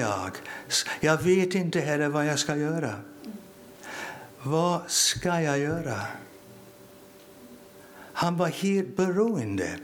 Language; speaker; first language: Swedish; non-native, fluent; English